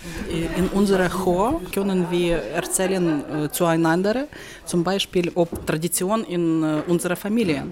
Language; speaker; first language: German; non-native, learner; Ukrainian